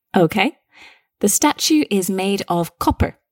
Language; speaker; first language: English; native; English